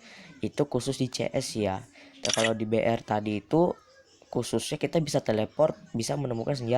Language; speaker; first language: Indonesian; native; Indonesian